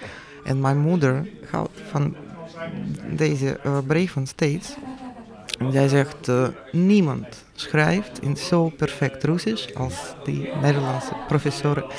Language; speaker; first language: Dutch; non-native, fluent; Russian